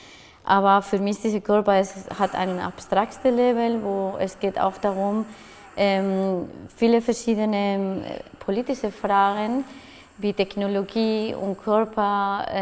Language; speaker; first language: German; non-native, fluent; Spanish